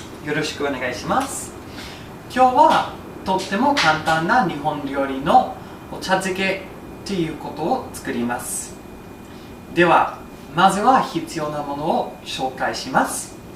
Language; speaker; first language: Japanese; non-native, fluent; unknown